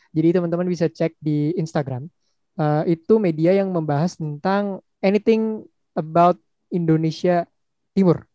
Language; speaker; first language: Indonesian; native; Indonesian